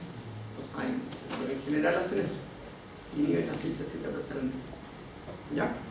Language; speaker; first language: Spanish; native; Spanish